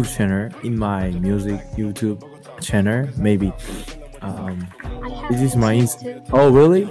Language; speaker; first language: English; non-native, learner; Korean